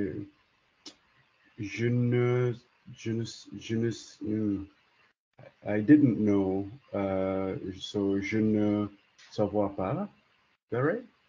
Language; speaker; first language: French; non-native, learner; English